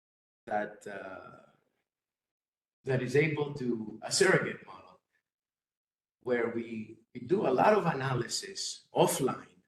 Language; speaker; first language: English; non-native, fluent; Greek